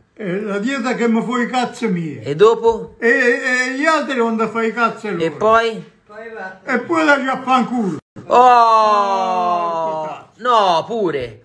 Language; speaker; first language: Italian; native; Italian